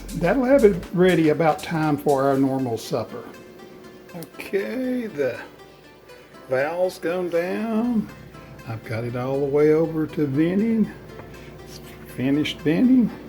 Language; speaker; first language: English; native; English